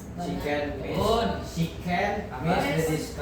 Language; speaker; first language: English; non-native, learner; Indonesian